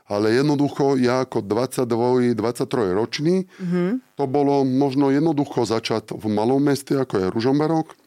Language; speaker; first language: Slovak; non-native, fluent; Italian